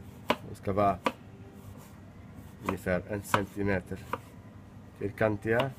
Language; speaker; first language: Swedish; non-native, learner; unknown